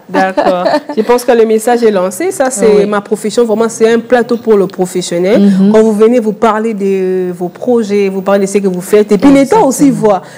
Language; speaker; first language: French; non-native, local second language; Lingala